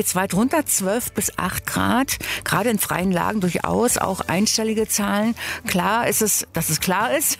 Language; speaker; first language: German; native; German